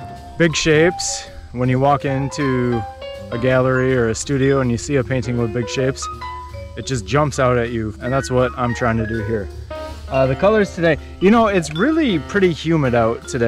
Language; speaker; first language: English; native; English